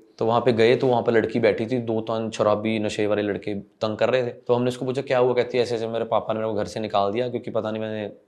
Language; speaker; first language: Hindi; non-native, local second language; Punjabi